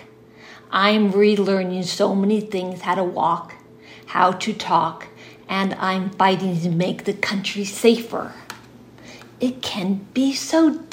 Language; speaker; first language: English; native; English